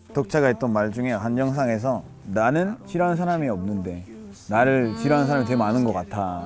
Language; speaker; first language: Korean; non-native, fluent; Spanish